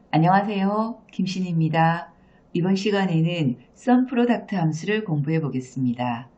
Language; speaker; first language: Korean; native; Korean